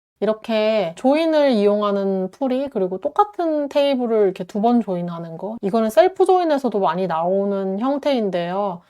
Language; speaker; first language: Korean; native; Korean